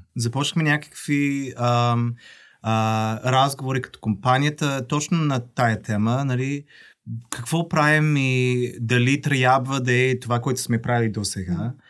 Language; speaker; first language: Bulgarian; non-native, fluent; English